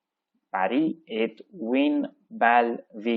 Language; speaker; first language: French; non-native, fluent; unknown